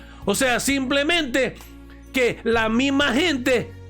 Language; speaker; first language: Spanish; native; Spanish